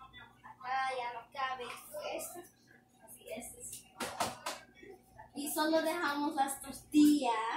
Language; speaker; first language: Spanish; early bilingual, heritage; Spanish